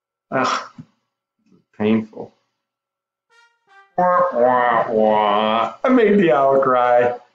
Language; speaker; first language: English; native; English